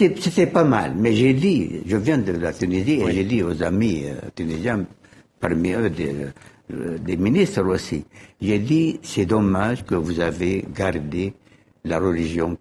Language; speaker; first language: French; non-native, fluent; Arabic